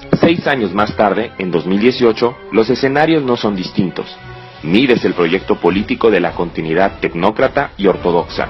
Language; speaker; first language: Spanish; native; Spanish